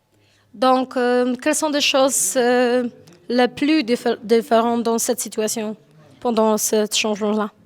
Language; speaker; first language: French; non-native, learner; Polish